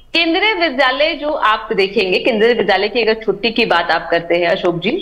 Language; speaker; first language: Hindi; native; Hindi